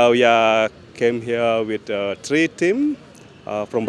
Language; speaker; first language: English; non-native, learner; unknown